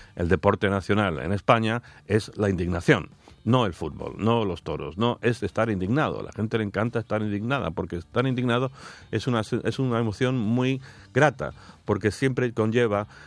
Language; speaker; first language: Spanish; non-native, fluent; English